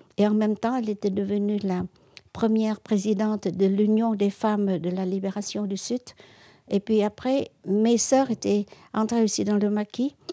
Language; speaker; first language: French; non-native, local second language; Vietnamese